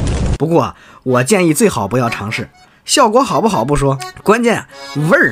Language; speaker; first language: Chinese; native; Chinese